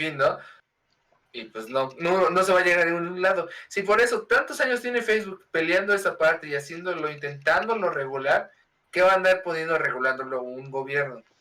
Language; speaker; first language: Spanish; native; Spanish